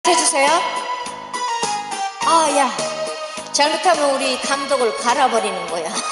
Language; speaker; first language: Korean; native; Korean